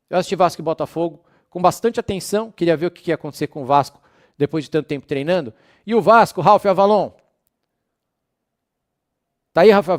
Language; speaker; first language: Portuguese; native; Portuguese